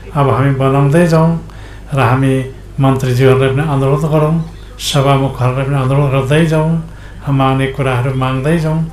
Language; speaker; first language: Nepali; non-native, local second language; Limbu